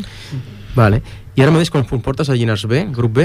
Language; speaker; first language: Catalan; native; Catalan